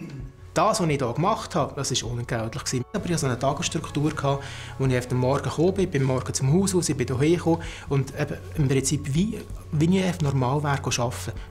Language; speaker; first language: German; native; German